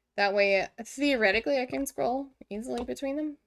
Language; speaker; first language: English; native; English